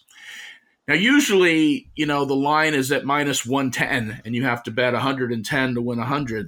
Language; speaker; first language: English; native; English